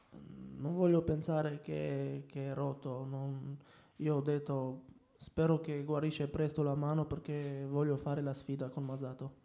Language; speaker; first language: Italian; non-native, fluent; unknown